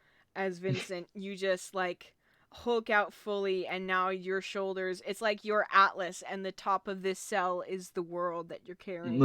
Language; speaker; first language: English; native; English